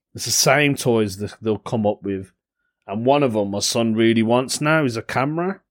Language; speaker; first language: English; native; English